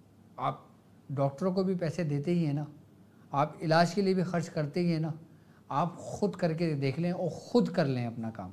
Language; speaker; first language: Urdu; native; Urdu